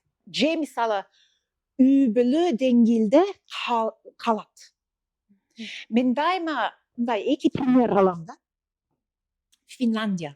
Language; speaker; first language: Kyrgyz; non-native, fluent; English